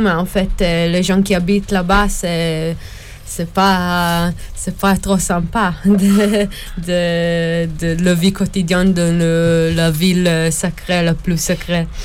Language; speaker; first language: French; non-native, learner; Hebrew